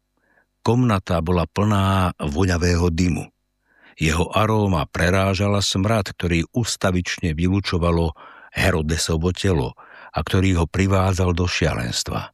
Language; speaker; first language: Slovak; native; Slovak